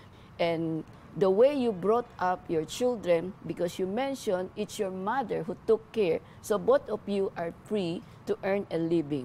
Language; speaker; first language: English; non-native, local second language; Filipino